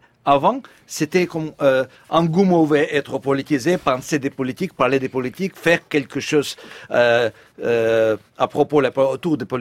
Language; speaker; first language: French; non-native, fluent; Russian